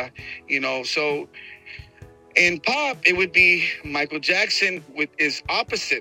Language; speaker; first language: English; early bilingual, other home language; Spanish